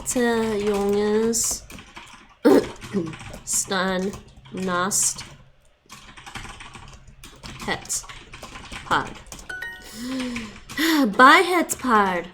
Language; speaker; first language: Dutch; non-native, learner; English